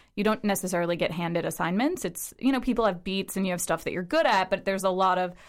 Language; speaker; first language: English; early bilingual, other home language; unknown